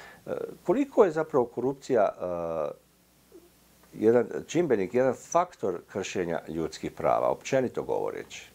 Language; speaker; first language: Serbian; native; Serbian